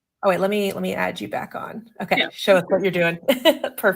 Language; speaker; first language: English; native; English